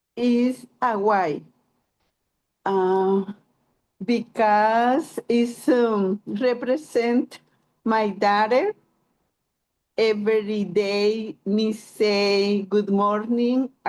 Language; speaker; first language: English; non-native, learner; Spanish